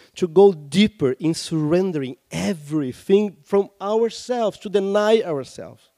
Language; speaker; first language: English; non-native, fluent; Portuguese